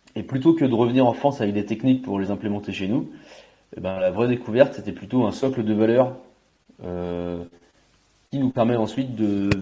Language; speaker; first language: French; native; French